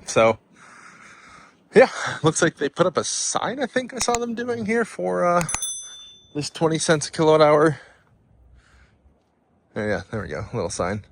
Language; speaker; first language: English; native; English